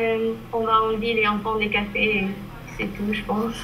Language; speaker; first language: French; non-native, learner; English